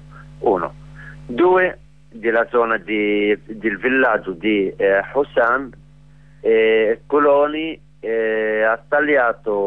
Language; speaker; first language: Italian; non-native, learner; Arabic